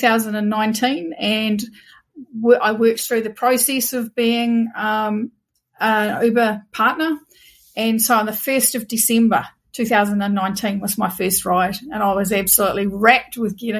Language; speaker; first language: English; native; English